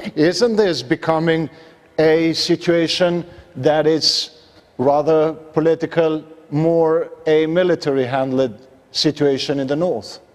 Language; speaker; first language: English; non-native, fluent; Albanian